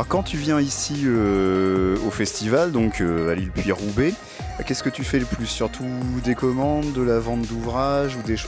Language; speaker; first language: French; native; French